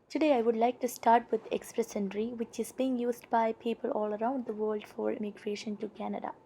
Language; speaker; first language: English; non-native, local second language; Malayalam